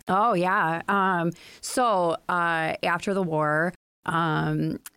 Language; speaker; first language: English; native; English